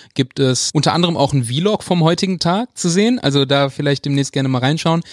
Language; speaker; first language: German; native; German